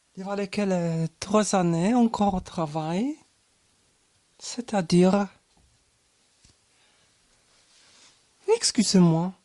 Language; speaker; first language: French; non-native, learner; German